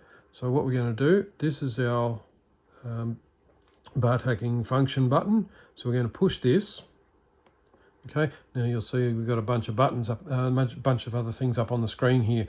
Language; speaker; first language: English; native; English